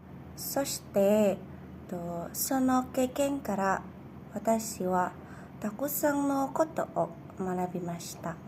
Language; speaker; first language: Japanese; non-native, learner; Indonesian